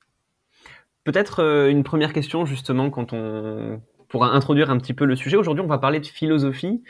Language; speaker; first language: French; native; French